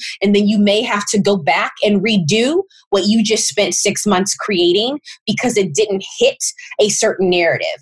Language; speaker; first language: English; native; English